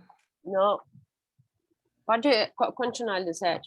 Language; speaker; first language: Portuguese; non-native, learner; Spanish